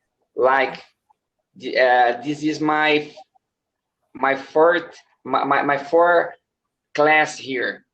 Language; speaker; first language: English; non-native, learner; Portuguese